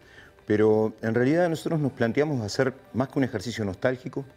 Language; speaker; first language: Spanish; native; Spanish